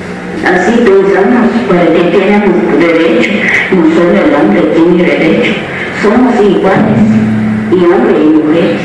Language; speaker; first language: Spanish; non-native, local second language; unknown